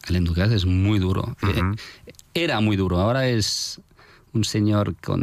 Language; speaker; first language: Spanish; non-native, fluent; French